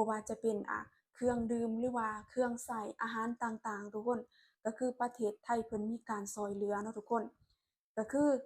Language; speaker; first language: Thai; non-native, local second language; Lao